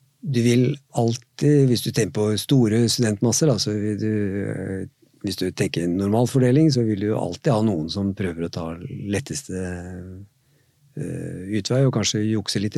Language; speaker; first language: Norwegian; native; Norwegian